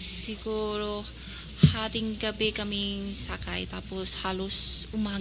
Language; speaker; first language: Filipino; non-native, learner; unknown